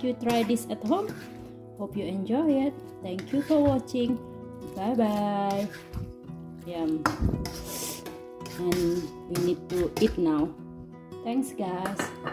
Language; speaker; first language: English; non-native, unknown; Indonesian